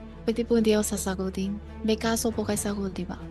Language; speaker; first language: Filipino; non-native, learner; Chinese